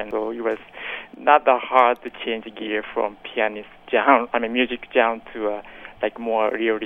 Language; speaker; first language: English; non-native, fluent; Japanese